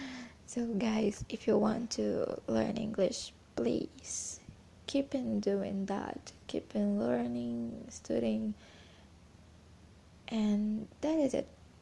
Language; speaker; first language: English; non-native, fluent; Portuguese